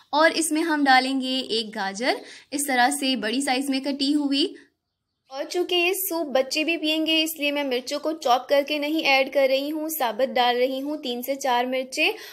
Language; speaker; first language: Hindi; native; Hindi